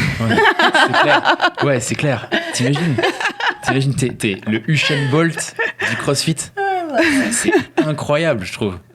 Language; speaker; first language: French; native; French